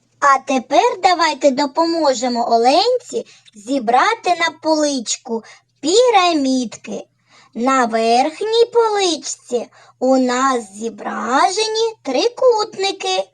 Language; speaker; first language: Ukrainian; native; Ukrainian